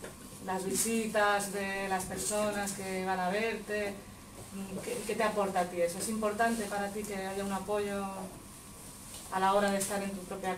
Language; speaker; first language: Spanish; native; Spanish